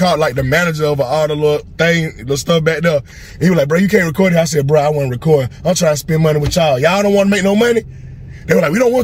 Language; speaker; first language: English; native; English